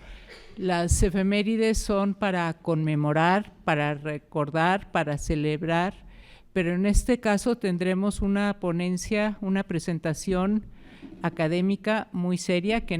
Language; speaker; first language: Spanish; native; Spanish